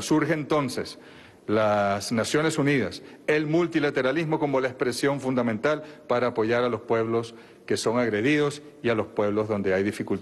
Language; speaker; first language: Spanish; native; Spanish